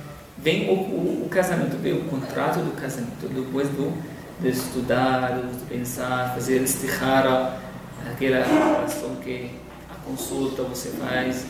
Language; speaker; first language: Portuguese; non-native, fluent; Arabic